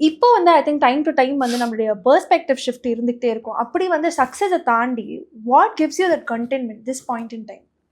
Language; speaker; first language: Tamil; native; Tamil